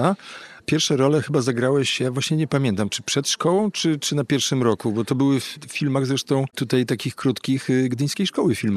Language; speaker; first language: Polish; native; Polish